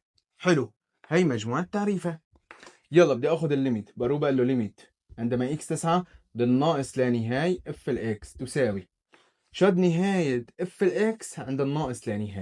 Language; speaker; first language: Arabic; native; Arabic